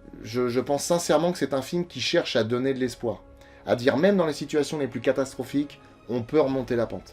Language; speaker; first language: French; native; French